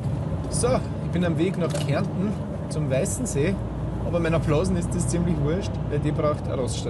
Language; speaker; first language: German; native; German